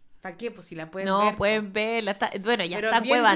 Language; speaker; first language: Spanish; native; Spanish